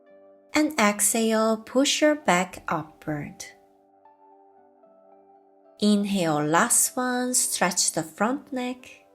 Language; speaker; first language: English; non-native, fluent; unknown